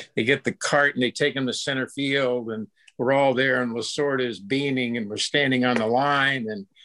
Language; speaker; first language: English; native; English